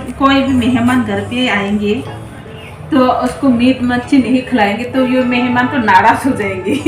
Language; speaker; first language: Hindi; non-native, local second language; Bangla